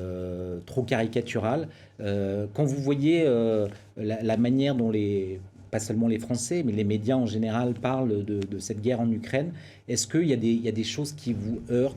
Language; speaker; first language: French; native; French